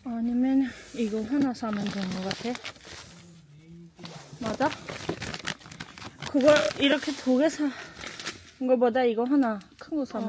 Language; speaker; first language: Korean; non-native, learner; Urdu